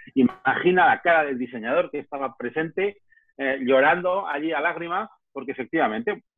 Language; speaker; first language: Spanish; native; Spanish